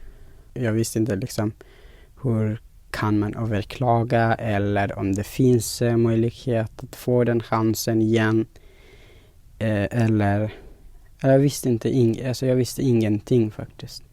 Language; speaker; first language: Swedish; non-native, fluent; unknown